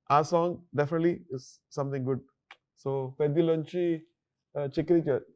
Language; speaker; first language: Telugu; non-native, learner; Tamil